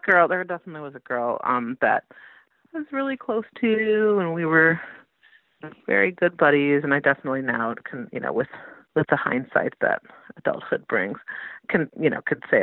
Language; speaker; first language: English; native; English